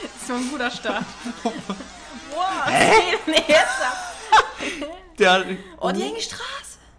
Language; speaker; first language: German; native; German